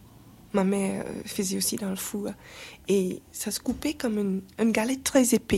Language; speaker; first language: French; non-native, fluent; English